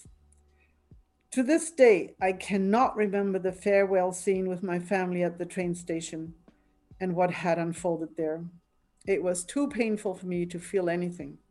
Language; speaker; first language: English; non-native, fluent; German